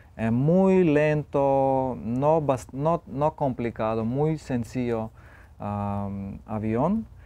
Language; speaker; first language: Spanish; non-native, learner; Lithuanian